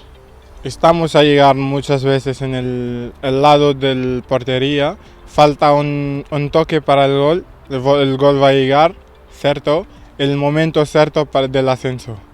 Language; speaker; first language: Spanish; non-native, learner; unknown